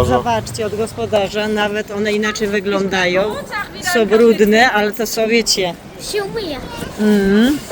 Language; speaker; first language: Polish; native; Polish